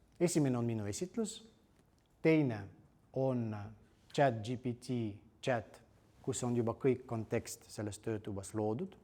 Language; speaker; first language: Estonian; non-native, fluent; Russian